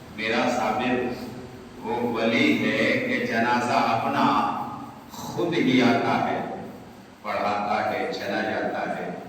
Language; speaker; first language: Urdu; native; Urdu